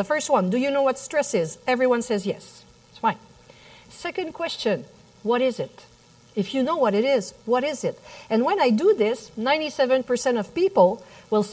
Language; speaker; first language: English; non-native, fluent; French